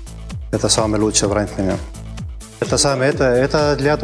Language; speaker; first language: Russian; non-native, fluent; Estonian